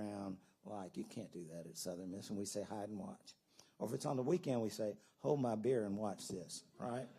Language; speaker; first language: English; native; English